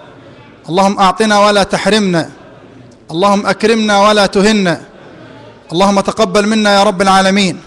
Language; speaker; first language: Arabic; native; Arabic